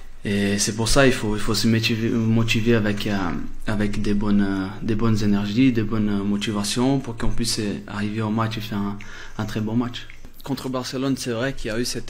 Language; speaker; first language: French; non-native, fluent; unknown